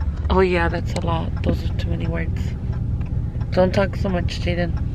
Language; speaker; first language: English; early bilingual, other home language; Spanish